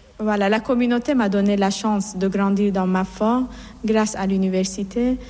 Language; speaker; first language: French; non-native, fluent; Persian